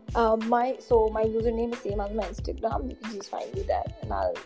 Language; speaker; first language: English; non-native, local second language; Hindi